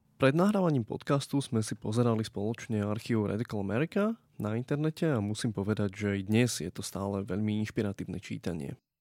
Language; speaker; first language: Slovak; native; Slovak